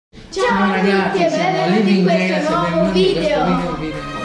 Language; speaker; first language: Italian; native; Italian